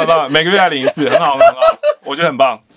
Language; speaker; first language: Chinese; native; Chinese